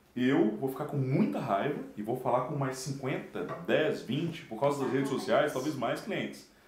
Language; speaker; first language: Portuguese; native; Portuguese